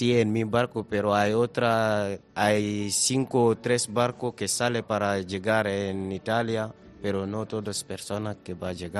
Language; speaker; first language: Spanish; non-native, learner; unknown